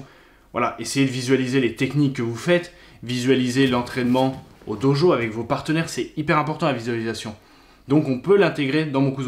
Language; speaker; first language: French; native; French